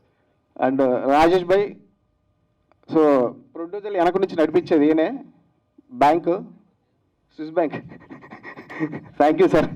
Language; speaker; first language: Telugu; native; Telugu